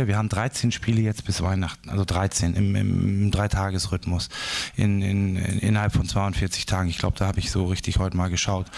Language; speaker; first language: German; native; German